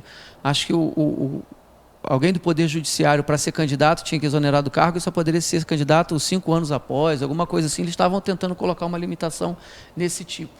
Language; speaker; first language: Portuguese; native; Portuguese